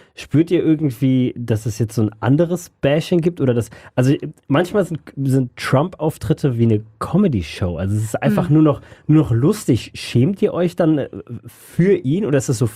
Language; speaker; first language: German; native; German